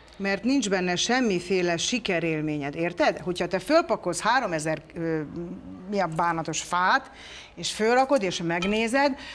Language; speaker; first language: Hungarian; early bilingual, other home language; Greek